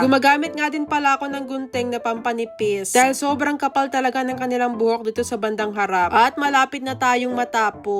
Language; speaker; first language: Filipino; native; Filipino